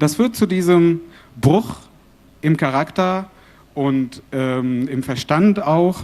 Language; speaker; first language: German; non-native, fluent; Arabic